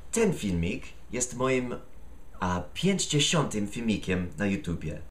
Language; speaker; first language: Polish; non-native, fluent; English